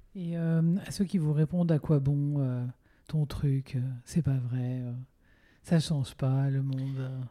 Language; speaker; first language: French; native; French